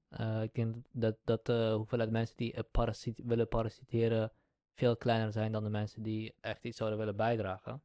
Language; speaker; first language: Dutch; early bilingual, other home language; Kurdish